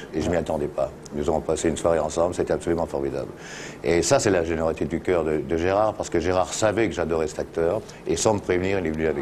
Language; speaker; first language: French; native; French